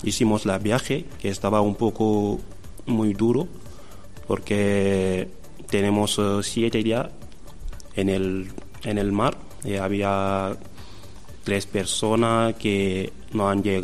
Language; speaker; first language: Spanish; non-native, learner; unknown